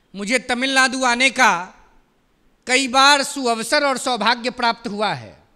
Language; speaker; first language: Hindi; native; Hindi